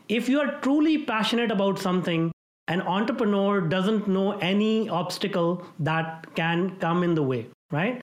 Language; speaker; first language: English; non-native, local second language; Hindi